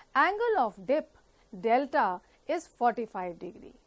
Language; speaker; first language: English; non-native, local second language; Punjabi